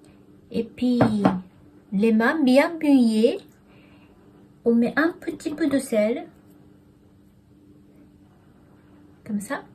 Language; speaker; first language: French; non-native, learner; Japanese